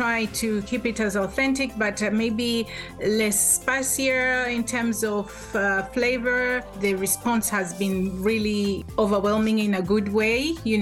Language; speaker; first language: English; non-native, local second language; Swahili